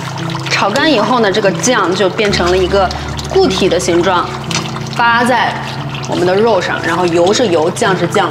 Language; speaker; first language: Chinese; native; Chinese